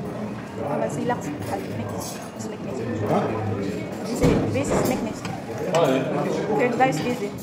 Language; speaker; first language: German; non-native, learner; Filipino